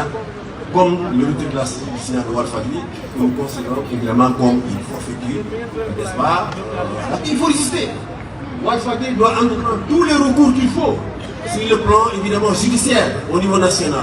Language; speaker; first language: French; non-native, local second language; Wolof